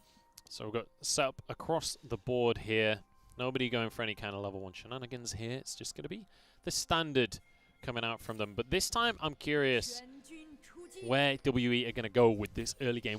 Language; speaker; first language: English; native; English